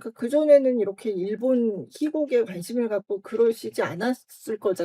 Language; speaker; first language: Korean; native; Korean